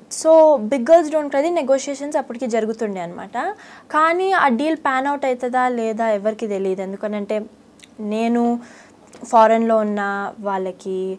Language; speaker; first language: Telugu; early bilingual, heritage; Telugu